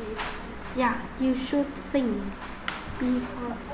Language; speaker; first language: English; non-native, learner; Vietnamese